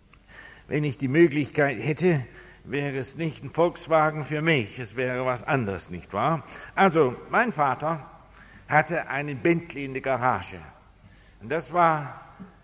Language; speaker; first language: German; non-native, fluent; English